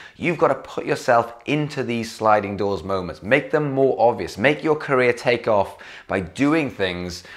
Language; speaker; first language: English; native; English